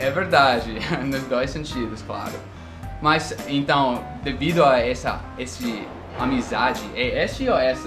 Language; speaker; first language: Portuguese; non-native, fluent; English